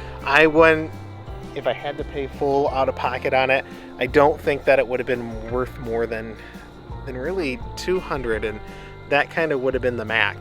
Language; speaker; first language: English; native; English